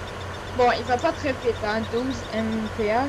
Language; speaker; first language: French; native; French